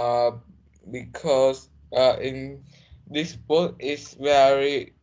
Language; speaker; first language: English; non-native, learner; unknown